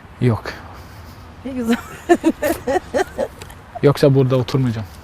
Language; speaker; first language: Turkish; non-native, learner; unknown